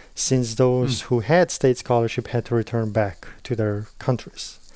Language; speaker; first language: English; non-native, fluent; Slovenian